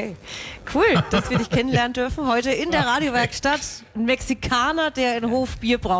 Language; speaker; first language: German; native; German